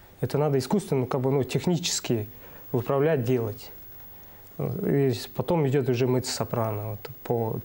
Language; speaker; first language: Russian; non-native, local second language; Buriat